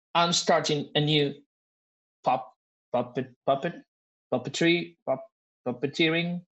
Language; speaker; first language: English; non-native, fluent; Spanish